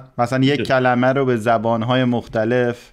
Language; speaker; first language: Persian; native; Persian